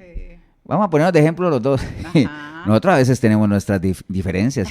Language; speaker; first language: Spanish; native; Spanish